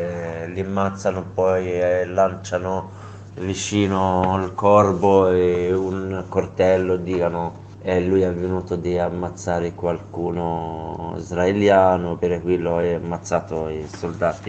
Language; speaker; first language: Italian; non-native, learner; Arabic